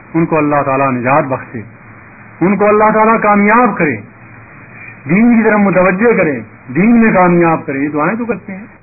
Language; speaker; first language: Urdu; native; Urdu